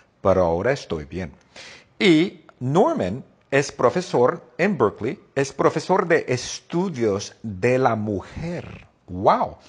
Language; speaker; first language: Spanish; non-native, fluent; English